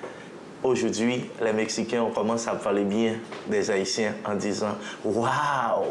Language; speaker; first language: French; non-native, local second language; Haitian Creole